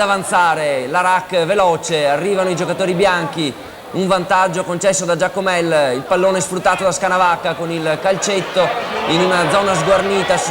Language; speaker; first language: Italian; native; Italian